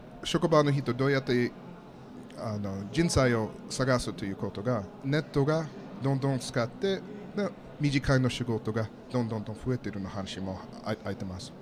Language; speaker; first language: Japanese; non-native, learner; English